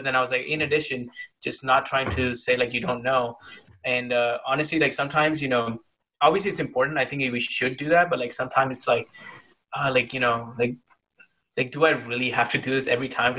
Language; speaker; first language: English; non-native, local second language; Hindi